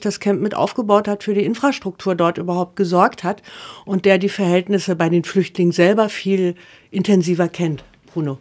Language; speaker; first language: German; native; German